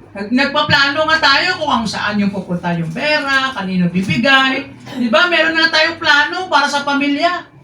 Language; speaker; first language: Filipino; non-native, local second language; Hiligaynon